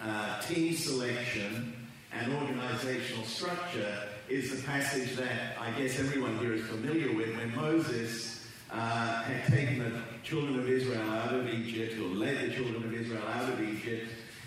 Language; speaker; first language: English; native; English